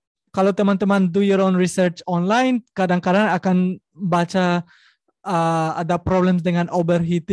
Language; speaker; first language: Indonesian; non-native, learner; Spanish